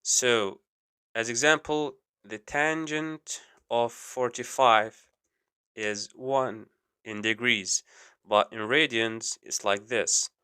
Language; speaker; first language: English; non-native, fluent; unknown